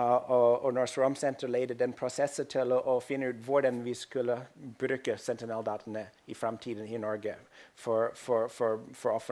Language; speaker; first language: Norwegian; non-native, fluent; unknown